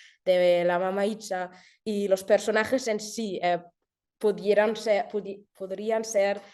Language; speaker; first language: Spanish; early bilingual, heritage; German